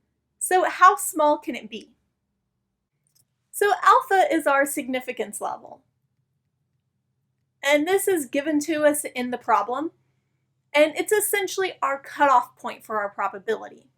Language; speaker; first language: English; native; English